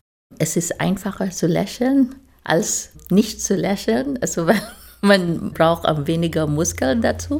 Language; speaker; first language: German; non-native, fluent; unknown